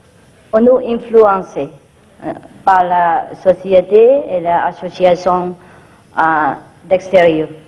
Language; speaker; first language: French; non-native, fluent; Vietnamese